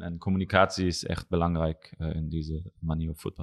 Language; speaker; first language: Dutch; non-native, learner; German